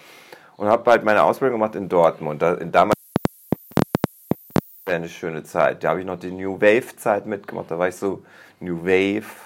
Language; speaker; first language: German; native; German